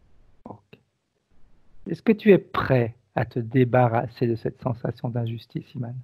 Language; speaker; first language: French; native; French